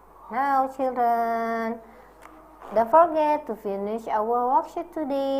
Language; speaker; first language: English; non-native, learner; Indonesian